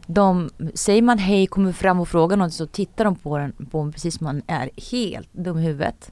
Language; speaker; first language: Swedish; native; Swedish